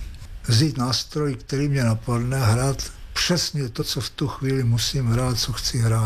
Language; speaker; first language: Czech; native; Czech